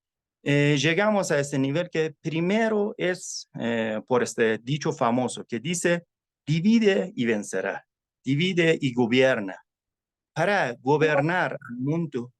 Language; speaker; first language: Spanish; non-native, fluent; Persian